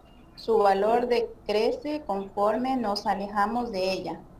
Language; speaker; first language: Spanish; native; Spanish